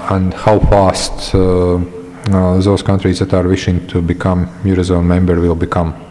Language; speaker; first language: English; non-native, fluent; Latvian